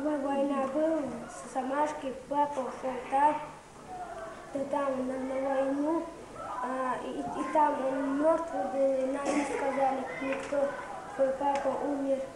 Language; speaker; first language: Russian; non-native, local second language; Chechen